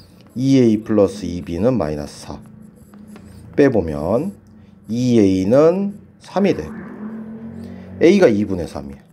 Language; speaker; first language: Korean; native; Korean